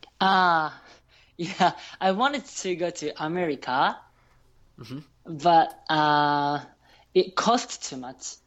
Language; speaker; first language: English; non-native, learner; Japanese